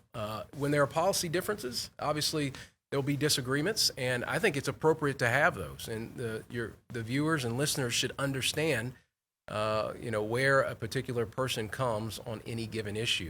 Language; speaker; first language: English; native; English